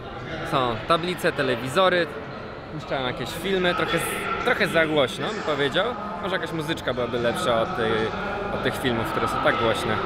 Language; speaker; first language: Polish; native; Polish